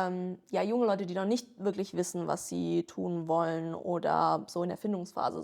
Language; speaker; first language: German; native; German